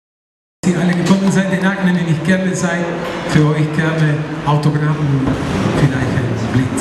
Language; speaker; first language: German; non-native, fluent; Spanish